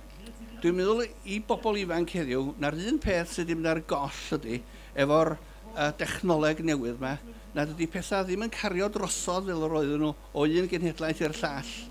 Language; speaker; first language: Welsh; native; Welsh